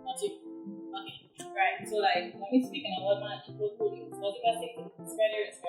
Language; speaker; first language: English; native; English